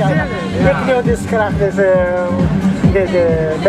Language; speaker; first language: Dutch; non-native, learner; Italian